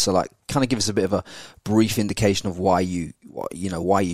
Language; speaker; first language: English; native; English